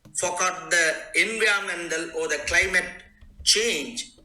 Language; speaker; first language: English; non-native, local second language; Tamil